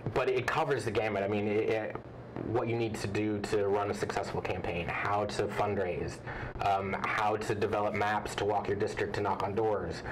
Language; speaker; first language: English; native; English